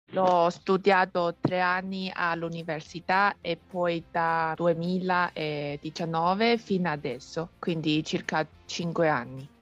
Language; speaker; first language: Italian; non-native, fluent; Chinese